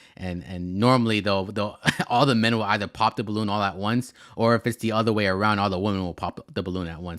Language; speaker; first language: English; native; English